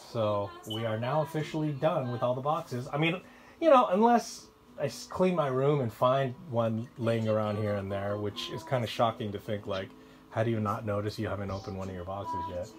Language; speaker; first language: English; native; English